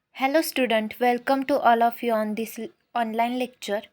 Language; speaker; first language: English; non-native, local second language; Marathi